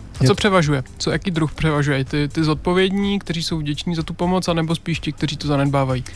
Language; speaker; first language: Czech; native; Czech